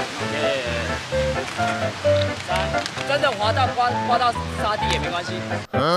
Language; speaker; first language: Chinese; native; Chinese